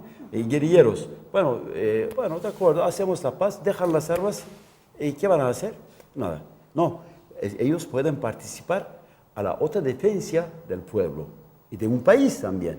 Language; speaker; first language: Spanish; non-native, local second language; Kurdish